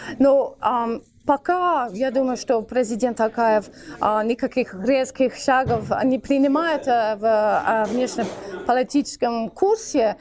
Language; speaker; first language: Russian; non-native, fluent; English